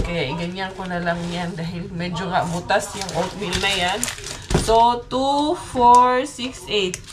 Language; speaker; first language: Filipino; non-native, local second language; Cebuano